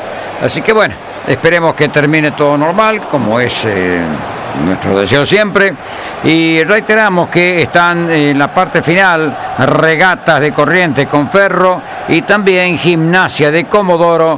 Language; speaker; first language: Spanish; native; Spanish